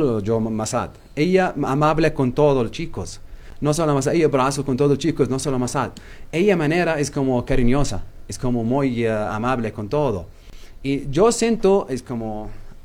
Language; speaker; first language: Spanish; non-native, learner; Arabic